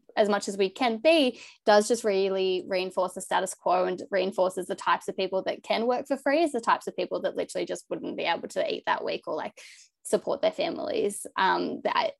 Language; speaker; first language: English; native; English